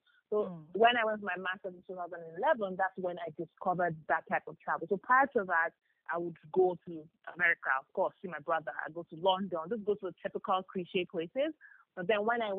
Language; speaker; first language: English; non-native, local second language; Yoruba